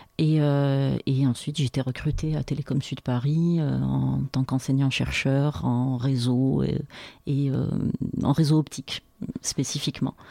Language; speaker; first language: French; non-native, local second language; Arabic